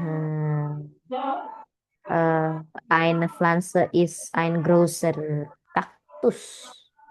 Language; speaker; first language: German; non-native, learner; Indonesian